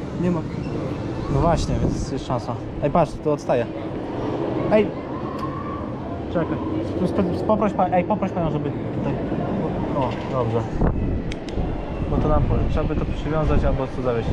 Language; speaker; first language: Polish; native; Polish